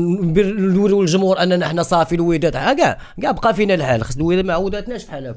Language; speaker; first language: Arabic; native; Arabic